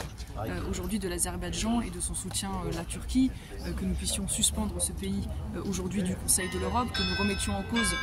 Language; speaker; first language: French; native; French